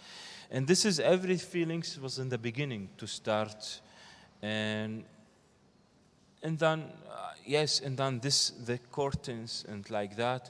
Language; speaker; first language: English; non-native, learner; Arabic